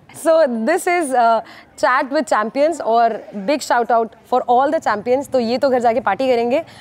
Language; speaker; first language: Hindi; native; Hindi